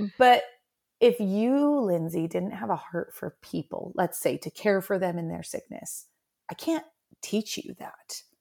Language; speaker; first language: English; native; English